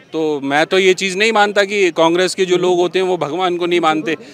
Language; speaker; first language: Hindi; native; Hindi